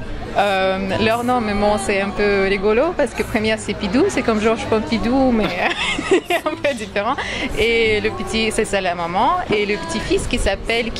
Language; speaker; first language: French; non-native, fluent; Russian